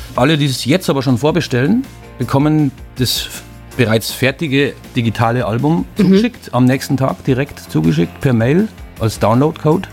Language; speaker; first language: German; native; German